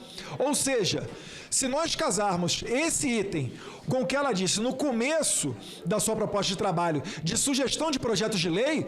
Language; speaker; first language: Portuguese; native; Portuguese